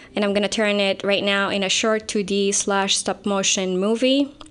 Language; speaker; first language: English; non-native, fluent; Arabic